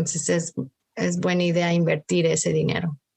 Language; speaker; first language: Spanish; early bilingual, heritage; Spanish